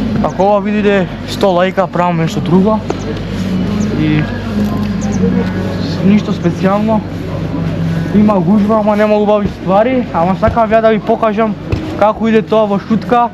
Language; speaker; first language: Macedonian; non-native, local second language; Romany